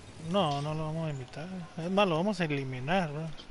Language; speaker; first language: Spanish; early bilingual, heritage; Spanish